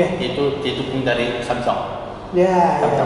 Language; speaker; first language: Indonesian; non-native, learner; Korean